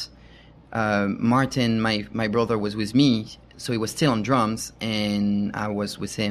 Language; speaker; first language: English; non-native, fluent; French